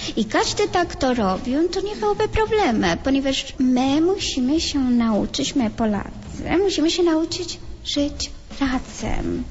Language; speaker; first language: Polish; non-native, fluent; Spanish